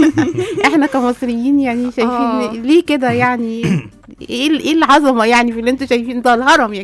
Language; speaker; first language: Arabic; native; Arabic